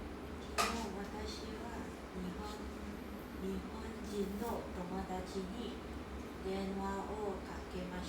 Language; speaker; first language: Japanese; non-native, learner; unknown